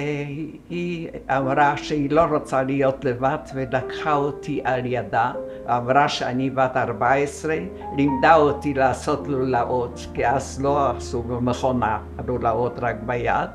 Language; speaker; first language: Hebrew; non-native, fluent; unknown